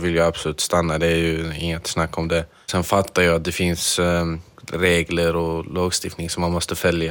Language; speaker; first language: Swedish; non-native, fluent; Arabic